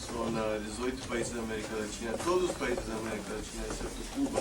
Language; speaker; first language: Portuguese; non-native, fluent; English